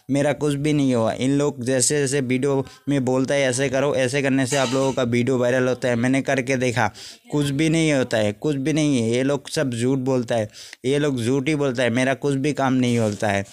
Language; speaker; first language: Hindi; non-native, local second language; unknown